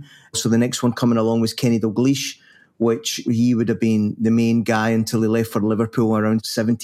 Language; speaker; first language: English; native; English